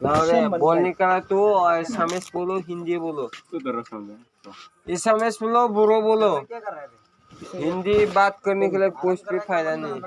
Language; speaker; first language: Hindi; non-native, local second language; Bodo